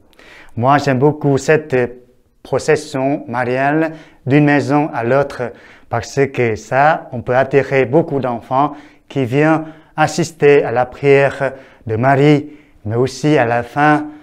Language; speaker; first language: French; non-native, fluent; Vietnamese